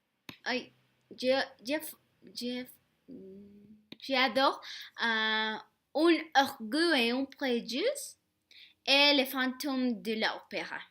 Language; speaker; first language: French; non-native, learner; Spanish